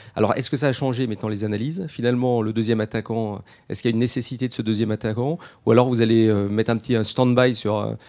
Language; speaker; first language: French; native; French